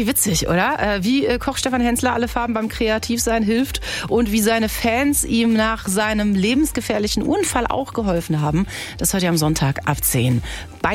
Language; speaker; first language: German; native; German